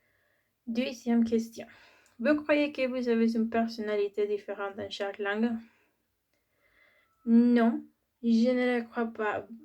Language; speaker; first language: French; non-native, learner; Spanish